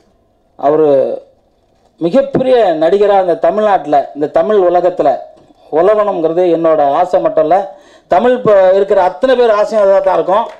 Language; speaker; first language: Tamil; native; Tamil